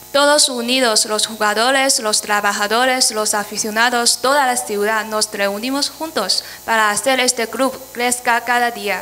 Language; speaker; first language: Spanish; non-native, fluent; Chinese